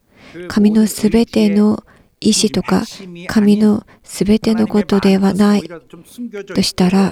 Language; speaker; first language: Japanese; non-native, learner; Korean